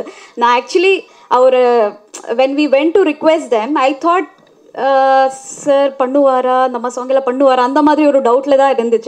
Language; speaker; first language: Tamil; non-native, local second language; Kannada